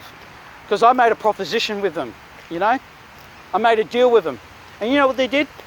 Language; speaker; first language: English; native; English